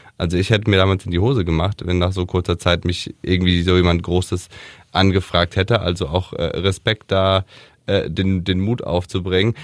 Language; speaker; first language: German; native; German